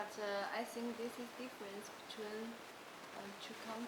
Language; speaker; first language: English; non-native, learner; Chinese